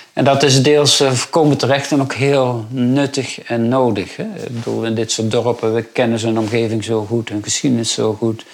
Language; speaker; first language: Dutch; native; Dutch